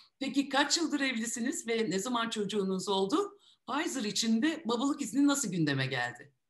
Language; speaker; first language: Turkish; native; Turkish